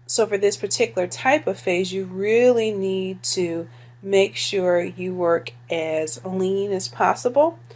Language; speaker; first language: English; native; English